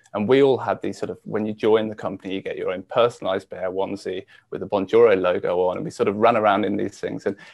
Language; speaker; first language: English; native; English